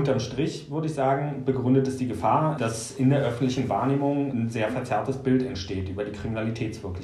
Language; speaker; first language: German; native; German